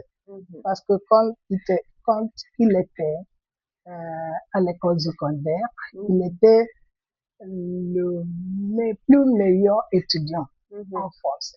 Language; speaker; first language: French; non-native, fluent; Igbo